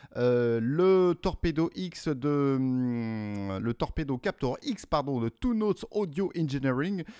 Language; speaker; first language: French; native; French